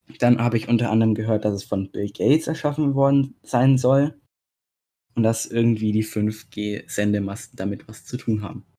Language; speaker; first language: German; native; German